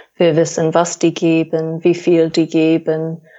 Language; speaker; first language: German; non-native, fluent; English